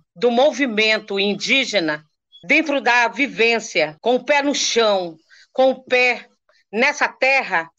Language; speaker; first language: Portuguese; non-native, local second language; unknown